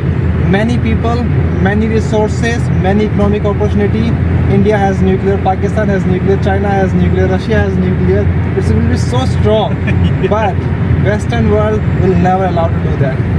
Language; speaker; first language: English; non-native, local second language; Hindi